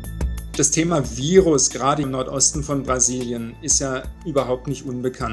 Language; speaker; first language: German; native; German